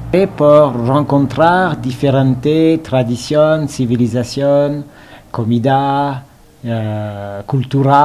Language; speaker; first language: Spanish; non-native, learner; French